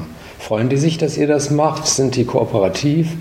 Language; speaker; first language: German; native; German